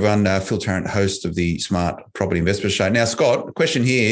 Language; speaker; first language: English; native; English